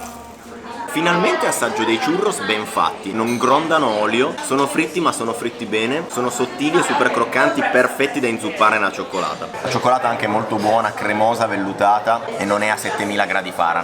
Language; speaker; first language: Italian; native; Italian